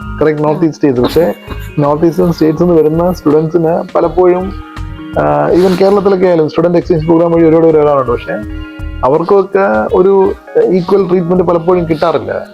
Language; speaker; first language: Malayalam; native; Malayalam